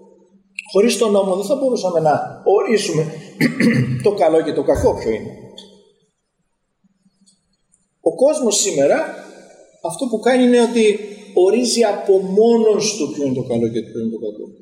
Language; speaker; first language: Greek; native; Greek